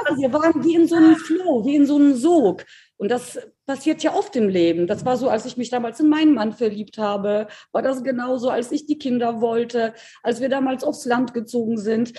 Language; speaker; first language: German; early bilingual, other home language; Polish